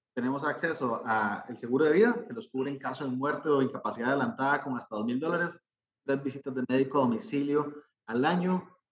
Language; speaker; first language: Spanish; native; Spanish